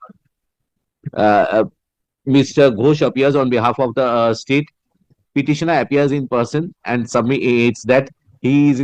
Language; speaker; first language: English; non-native, local second language; Bangla